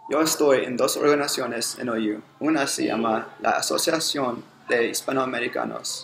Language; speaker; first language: Spanish; non-native, learner; English